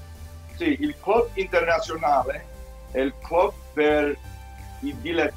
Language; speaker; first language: Italian; early bilingual, heritage; Italian